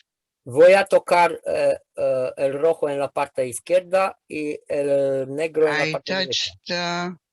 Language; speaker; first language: Spanish; non-native, fluent; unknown